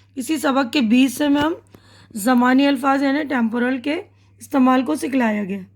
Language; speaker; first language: Urdu; native; Urdu